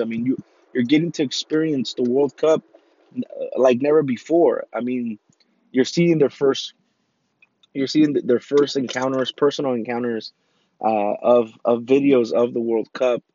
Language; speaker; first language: English; early bilingual, other home language; Spanish